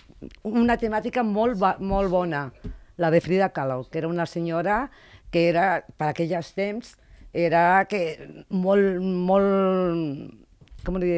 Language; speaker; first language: Catalan; non-native, local second language; Spanish